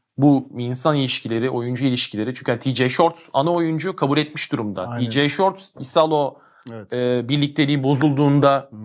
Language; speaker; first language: Turkish; native; Turkish